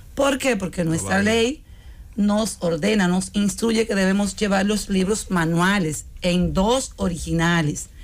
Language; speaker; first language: Spanish; native; Spanish